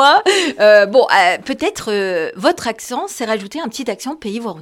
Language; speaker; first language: French; native; French